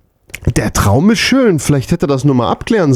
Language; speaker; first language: German; native; German